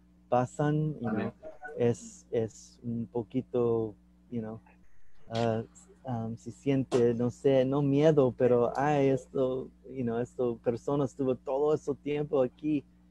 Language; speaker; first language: Spanish; non-native, learner; English